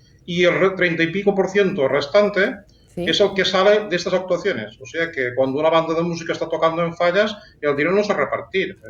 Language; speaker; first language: Spanish; native; Spanish